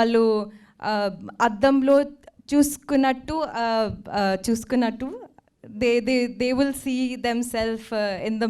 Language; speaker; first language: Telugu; non-native, fluent; Hindi